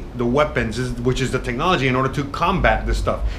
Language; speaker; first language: English; native; English